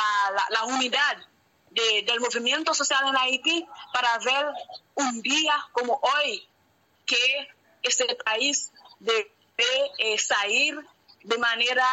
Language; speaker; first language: Spanish; non-native, learner; Haitian Creole